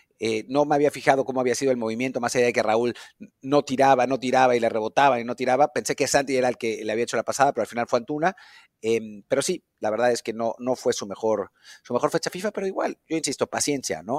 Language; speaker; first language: Spanish; native; Spanish